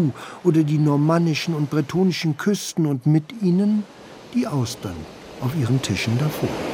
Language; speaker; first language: German; native; German